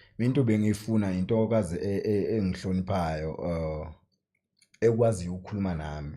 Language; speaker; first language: Zulu; native; Zulu